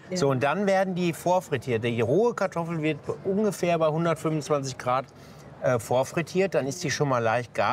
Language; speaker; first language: German; native; German